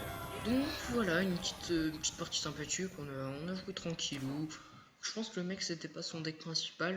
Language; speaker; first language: French; native; French